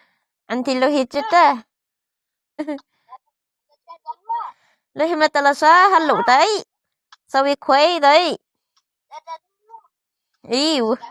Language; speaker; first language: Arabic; non-native, learner; Hmong